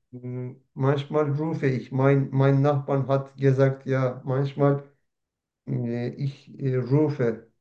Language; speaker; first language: German; non-native, learner; Turkish